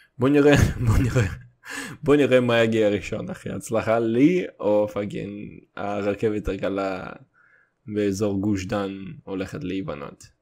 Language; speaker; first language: Hebrew; early bilingual, other home language; Russian